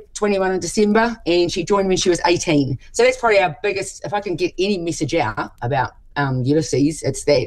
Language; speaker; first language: English; native; English